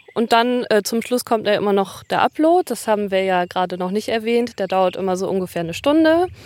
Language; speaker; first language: German; native; German